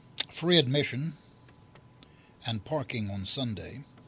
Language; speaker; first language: English; early bilingual, other home language; French